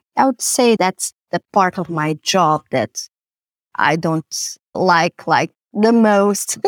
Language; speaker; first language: English; non-native, fluent; Portuguese